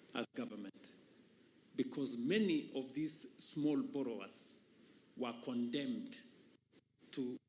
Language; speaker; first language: English; non-native, local second language; Kalenjin